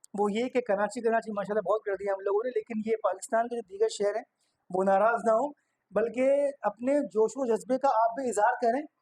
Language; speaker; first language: Urdu; non-native, local second language; Memoni